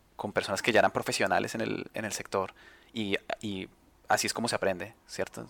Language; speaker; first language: Spanish; native; Spanish